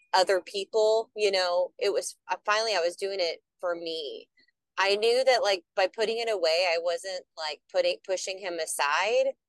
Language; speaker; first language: English; native; English